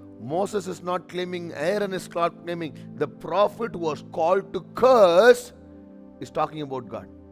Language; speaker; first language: English; non-native, local second language; Tamil